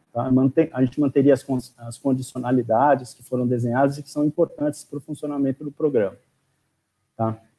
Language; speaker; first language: Portuguese; native; Portuguese